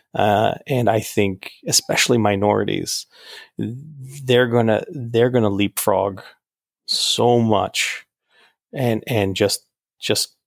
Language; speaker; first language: English; native; English